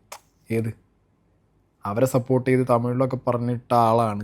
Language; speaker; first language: Malayalam; native; Malayalam